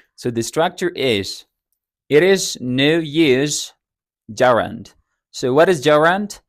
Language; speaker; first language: English; non-native, fluent; Persian